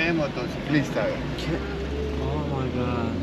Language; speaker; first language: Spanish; non-native, learner; Turkish